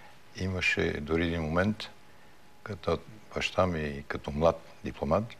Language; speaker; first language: Bulgarian; early bilingual, heritage; Bulgarian